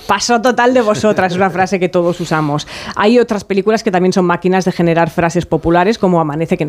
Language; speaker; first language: Spanish; native; Spanish